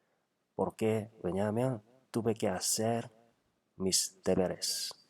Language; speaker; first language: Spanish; non-native, fluent; Korean